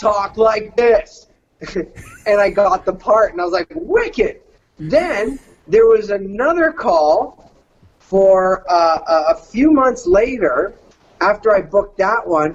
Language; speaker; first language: English; native; English